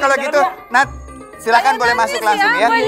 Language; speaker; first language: Indonesian; native; Indonesian